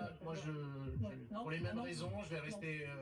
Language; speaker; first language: French; native; French